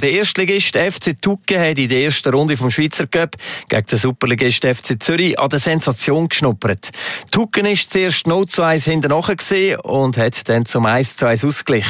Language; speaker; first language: German; native; German